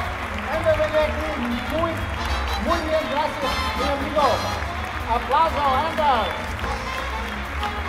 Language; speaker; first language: Spanish; non-native, learner; English